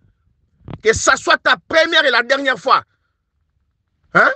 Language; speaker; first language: French; non-native, local second language; Luba-Lulua